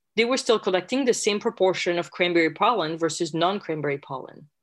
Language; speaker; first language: English; non-native, fluent; French